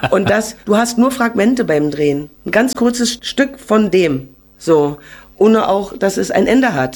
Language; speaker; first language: German; native; German